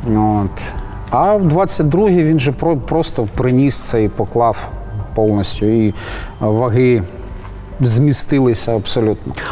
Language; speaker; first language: Ukrainian; non-native, local second language; Russian